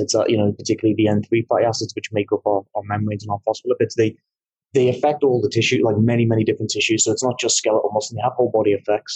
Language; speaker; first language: English; native; English